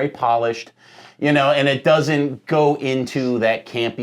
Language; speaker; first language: English; native; English